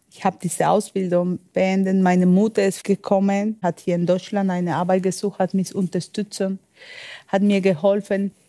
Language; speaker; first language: German; non-native, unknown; Spanish